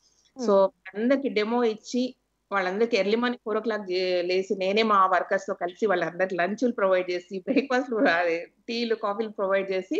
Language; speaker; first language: Telugu; native; Telugu